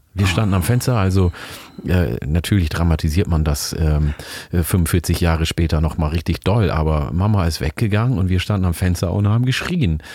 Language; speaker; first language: German; early bilingual, other home language; Oromo